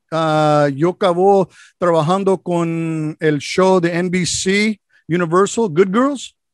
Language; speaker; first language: Spanish; non-native, learner; English